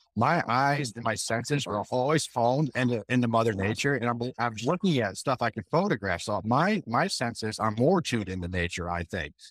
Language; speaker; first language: English; native; English